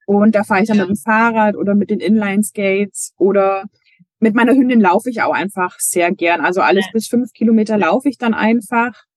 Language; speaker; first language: German; native; German